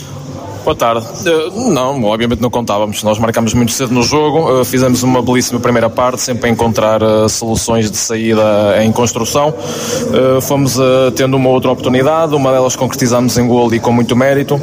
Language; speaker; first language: Portuguese; native; Portuguese